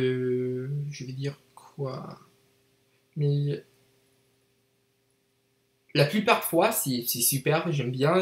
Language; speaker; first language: French; non-native, learner; English